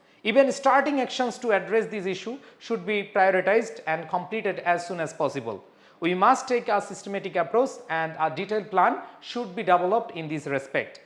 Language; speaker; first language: English; non-native, local second language; Bangla